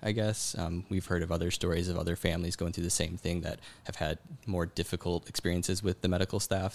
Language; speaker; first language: English; native; English